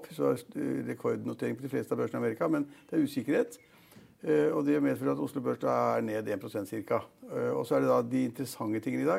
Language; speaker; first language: Norwegian; native; Norwegian